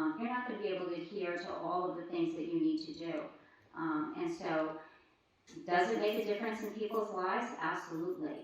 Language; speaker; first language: English; early bilingual, other home language; French